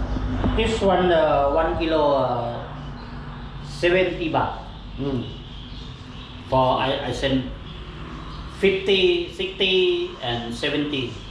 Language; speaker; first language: English; non-native, learner; Thai